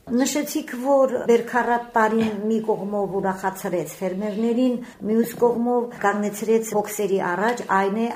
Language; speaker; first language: Armenian; native; Armenian